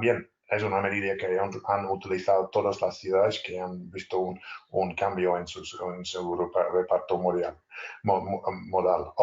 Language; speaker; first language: Spanish; non-native, fluent; English